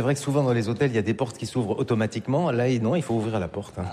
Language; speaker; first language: French; native; French